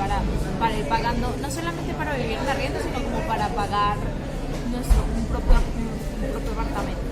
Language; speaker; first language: Spanish; native; Spanish